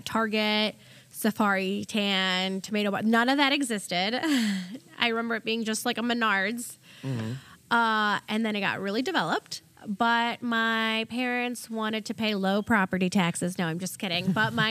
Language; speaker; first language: English; early bilingual, other home language; German